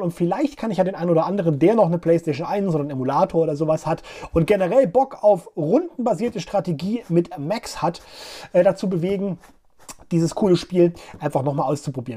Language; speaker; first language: German; native; German